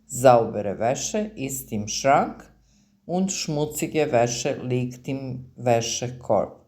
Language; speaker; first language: German; non-native, fluent; Serbian